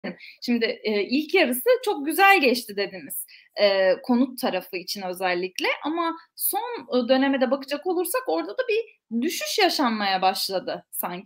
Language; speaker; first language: Turkish; native; Turkish